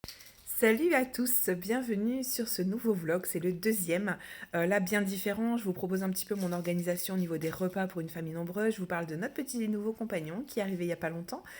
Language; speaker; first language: French; native; French